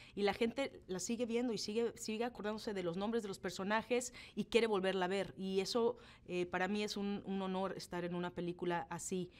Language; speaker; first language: Spanish; native; Spanish